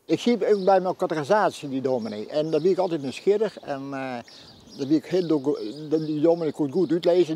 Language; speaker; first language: Dutch; non-native, local second language; Western Frisian